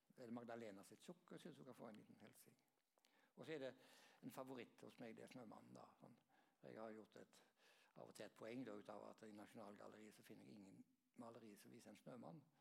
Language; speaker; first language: Norwegian; native; Norwegian